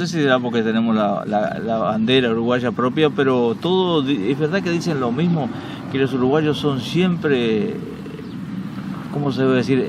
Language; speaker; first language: Spanish; native; Spanish